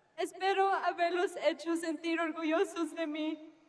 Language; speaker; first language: Spanish; early bilingual, heritage; Spanish